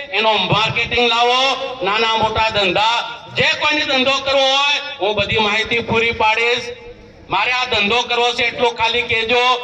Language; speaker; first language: Gujarati; non-native, local second language; Bhili